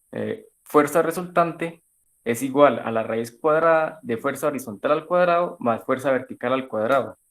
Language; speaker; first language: Spanish; native; Spanish